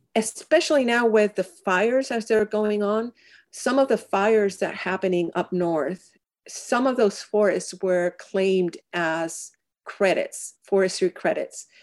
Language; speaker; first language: English; non-native, fluent; Spanish